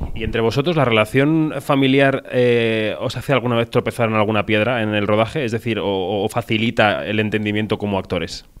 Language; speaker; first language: Spanish; native; Spanish